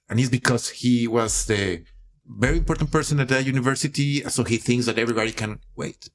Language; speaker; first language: English; non-native, fluent; Spanish